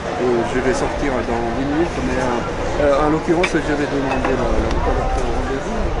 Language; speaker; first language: French; non-native, learner; Japanese